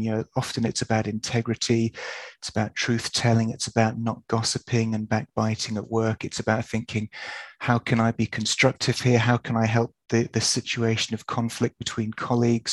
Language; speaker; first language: English; native; English